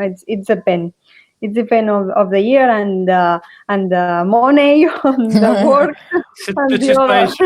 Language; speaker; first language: English; non-native, learner; Spanish